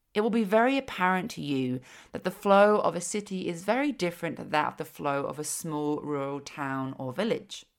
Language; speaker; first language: English; native; English